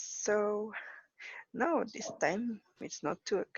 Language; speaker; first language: English; non-native, learner; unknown